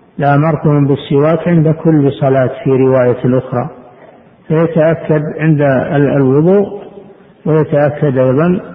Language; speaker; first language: Arabic; native; Arabic